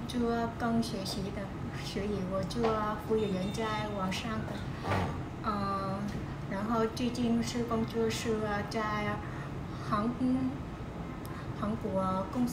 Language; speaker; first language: Chinese; non-native, learner; Vietnamese